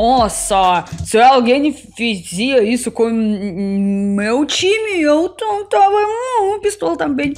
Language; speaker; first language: Portuguese; non-native, learner; Russian